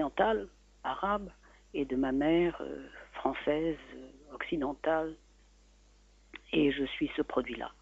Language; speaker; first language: French; native; French